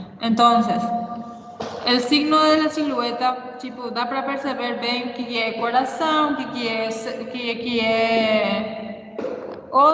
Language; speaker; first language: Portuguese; non-native, fluent; Spanish